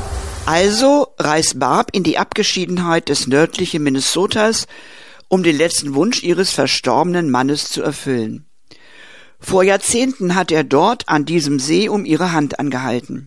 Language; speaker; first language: German; native; German